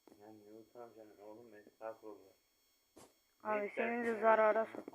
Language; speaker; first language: Turkish; native; Turkish